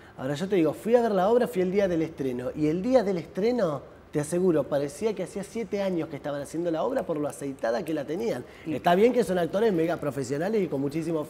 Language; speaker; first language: Spanish; native; Spanish